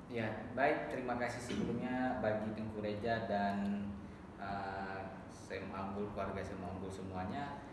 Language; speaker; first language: Indonesian; native; Indonesian